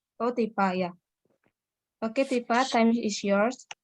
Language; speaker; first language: English; non-native, learner; Indonesian